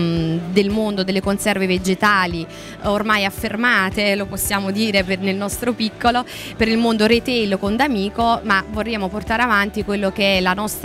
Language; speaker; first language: Italian; native; Italian